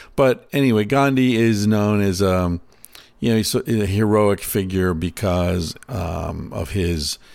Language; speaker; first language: English; native; English